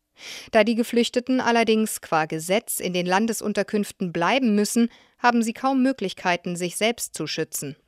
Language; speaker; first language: German; native; German